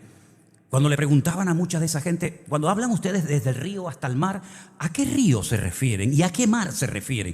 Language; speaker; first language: Spanish; native; Spanish